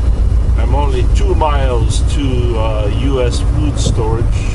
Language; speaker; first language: English; native; English